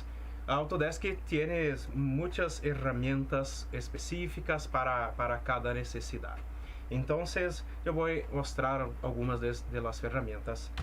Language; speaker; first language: Spanish; non-native, fluent; Portuguese